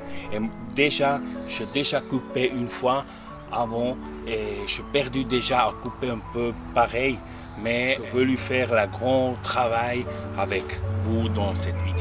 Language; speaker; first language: French; non-native, local second language; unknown